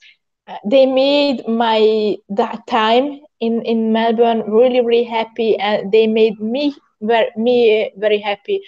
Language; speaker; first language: English; non-native, learner; Hungarian